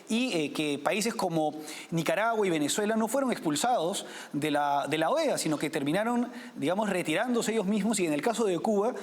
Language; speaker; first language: Spanish; native; Spanish